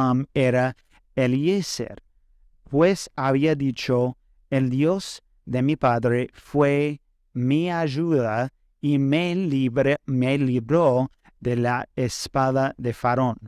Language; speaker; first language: Spanish; non-native, fluent; English